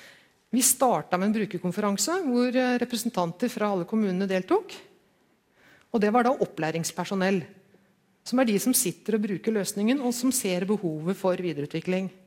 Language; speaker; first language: Norwegian; native; Norwegian